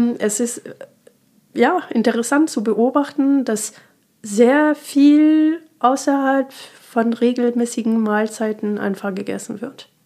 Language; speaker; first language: German; non-native, fluent; French